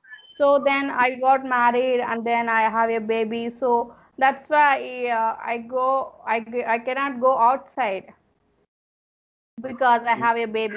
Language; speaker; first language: English; non-native, learner; Telugu